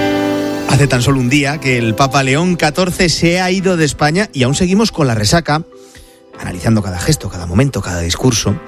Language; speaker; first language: Spanish; native; Spanish